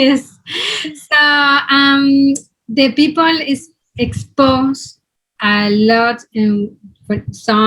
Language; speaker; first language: English; non-native, learner; Spanish